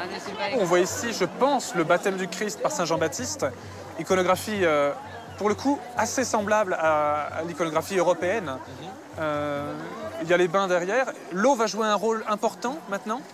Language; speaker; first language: French; native; French